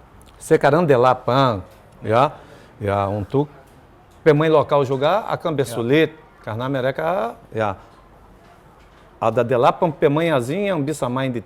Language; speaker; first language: Indonesian; non-native, fluent; Portuguese